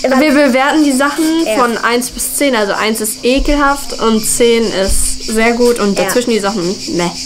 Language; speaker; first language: German; native; German